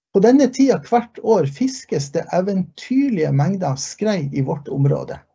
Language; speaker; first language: Norwegian; early bilingual, heritage; Norwegian